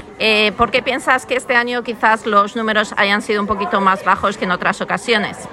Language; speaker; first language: Spanish; native; Spanish